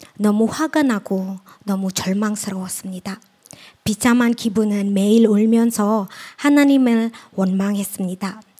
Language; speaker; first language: Korean; non-native, fluent; Indonesian